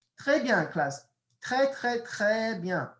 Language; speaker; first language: French; non-native, fluent; English